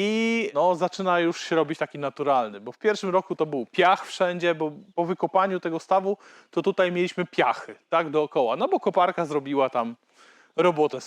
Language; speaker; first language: Polish; native; Polish